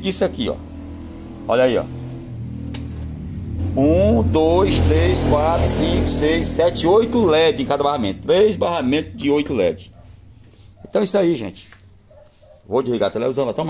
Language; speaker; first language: Portuguese; native; Portuguese